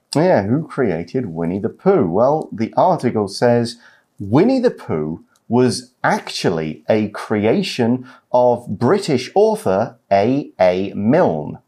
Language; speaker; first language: English; native; English